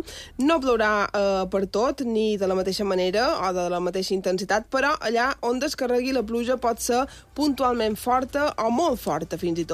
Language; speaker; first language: Catalan; native; Catalan